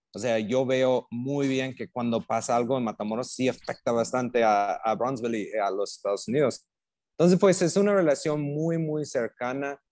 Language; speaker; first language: Spanish; non-native, fluent; English